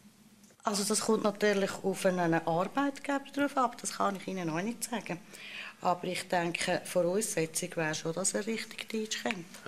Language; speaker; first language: German; non-native, learner; Spanish